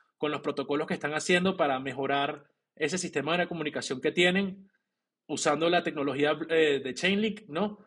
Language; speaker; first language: Spanish; native; Spanish